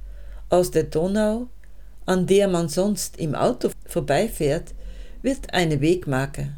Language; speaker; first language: German; native; German